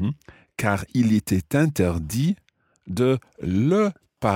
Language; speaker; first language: French; non-native, fluent; English